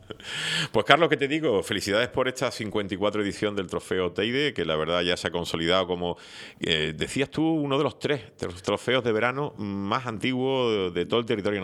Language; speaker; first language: Spanish; native; Spanish